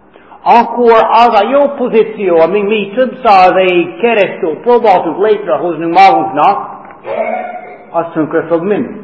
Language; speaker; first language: Hungarian; non-native, fluent; English